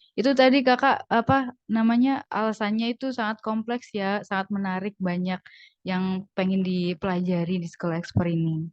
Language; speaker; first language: Indonesian; native; Indonesian